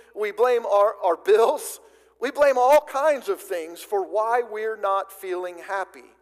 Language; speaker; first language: English; native; English